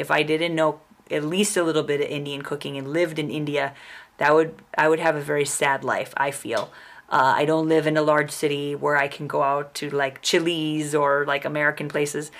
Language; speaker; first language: English; native; English